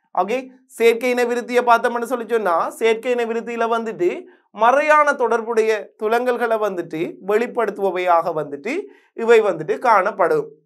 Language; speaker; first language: Tamil; native; Tamil